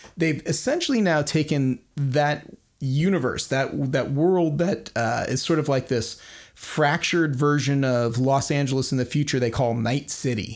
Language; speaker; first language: English; native; English